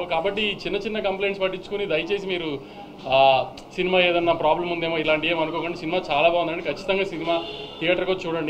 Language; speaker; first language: Telugu; native; Telugu